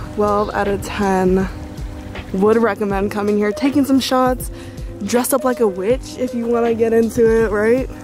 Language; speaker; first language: English; native; English